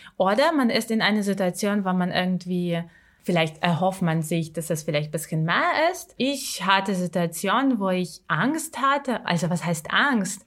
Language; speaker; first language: German; non-native, fluent; Ukrainian